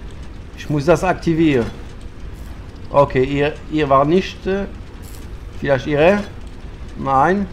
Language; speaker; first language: German; non-native, fluent; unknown